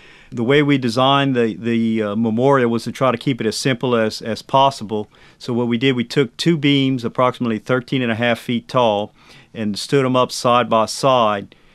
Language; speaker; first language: English; early bilingual, other home language; French